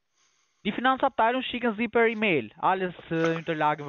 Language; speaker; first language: German; non-native, learner; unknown